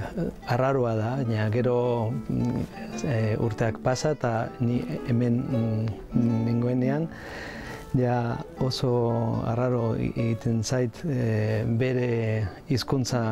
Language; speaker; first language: Basque; non-native, learner; Spanish